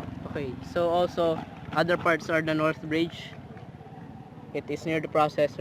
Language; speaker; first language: English; non-native, fluent; Filipino